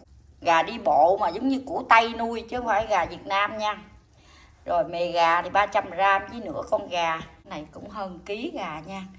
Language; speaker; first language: Vietnamese; native; Vietnamese